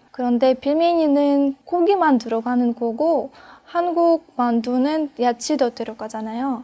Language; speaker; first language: Korean; non-native, fluent; Russian